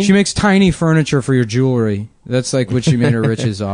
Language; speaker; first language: English; native; English